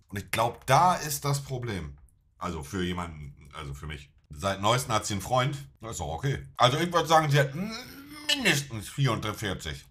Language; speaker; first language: German; native; German